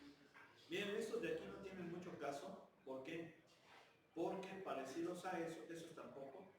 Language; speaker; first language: Spanish; native; Spanish